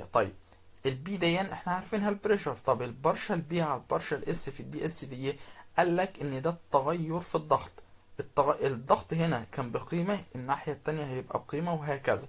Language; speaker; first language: Arabic; native; Arabic